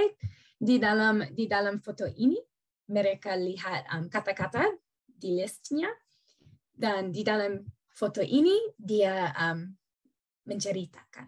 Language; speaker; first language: Indonesian; non-native, learner; English